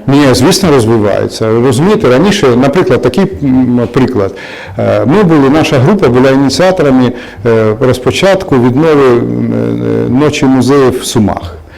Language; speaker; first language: Ukrainian; non-native, local second language; Russian